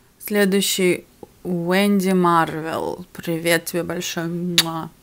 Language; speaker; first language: Russian; early bilingual, other home language; Armenian